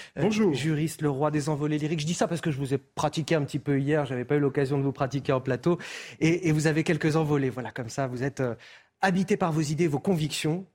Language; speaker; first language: French; native; French